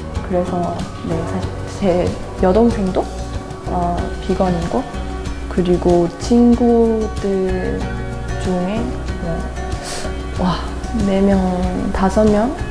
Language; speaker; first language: Korean; non-native, fluent; German